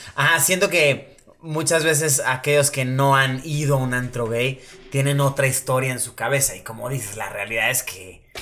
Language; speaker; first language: Spanish; native; Spanish